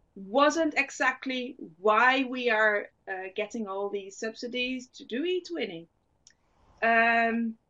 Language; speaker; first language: English; non-native, fluent; Dutch